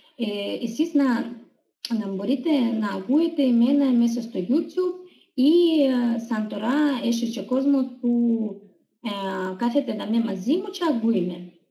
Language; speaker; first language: Greek; non-native, fluent; Russian